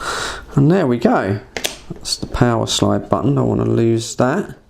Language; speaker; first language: English; native; English